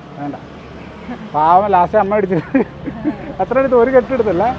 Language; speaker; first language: Malayalam; native; Malayalam